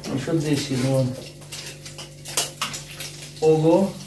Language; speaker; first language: Russian; non-native, fluent; Tajik